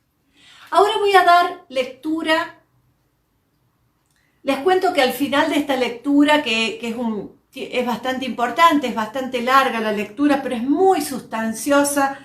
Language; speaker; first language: Spanish; native; Spanish